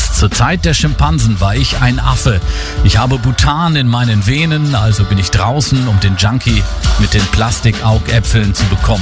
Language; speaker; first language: German; native; German